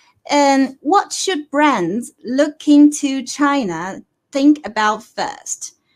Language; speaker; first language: English; non-native, fluent; Chinese